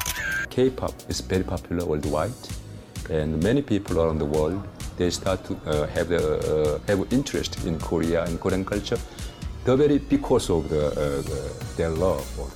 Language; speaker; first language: English; non-native, learner; Korean